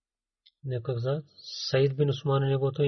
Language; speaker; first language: Bulgarian; non-native, learner; Urdu